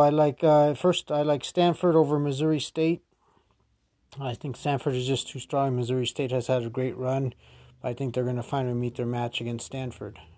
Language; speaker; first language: English; native; English